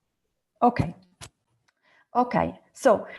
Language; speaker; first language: English; non-native, learner; Italian